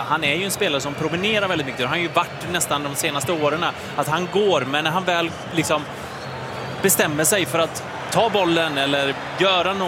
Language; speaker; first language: Swedish; native; Swedish